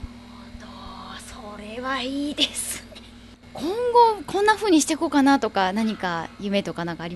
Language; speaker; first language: Japanese; native; Japanese